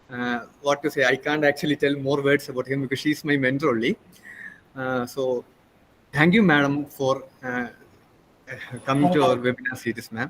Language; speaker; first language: English; non-native, local second language; Malayalam